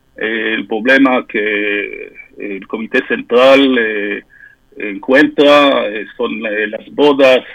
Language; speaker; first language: Spanish; non-native, fluent; French